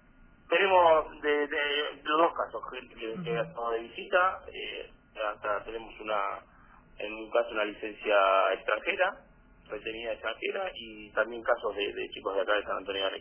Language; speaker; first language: Spanish; native; Spanish